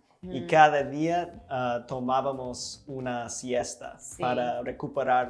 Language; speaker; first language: Spanish; non-native, fluent; English